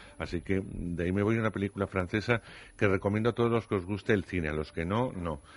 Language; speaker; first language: Spanish; native; Spanish